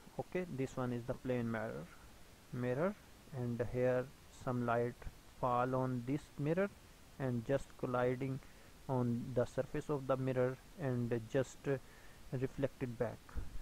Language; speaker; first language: English; non-native, local second language; Urdu